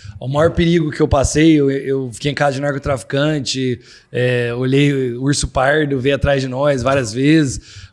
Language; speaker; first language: Portuguese; native; Portuguese